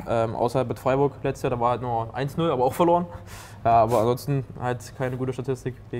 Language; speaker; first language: German; native; German